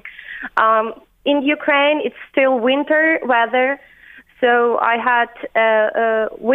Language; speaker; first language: English; non-native, fluent; Ukrainian